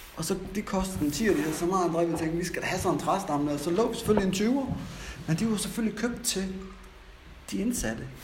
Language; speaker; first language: Danish; native; Danish